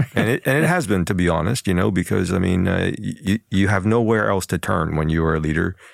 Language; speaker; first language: English; early bilingual, other home language; Chinese